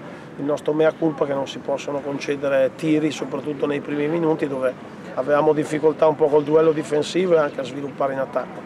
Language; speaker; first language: Italian; native; Italian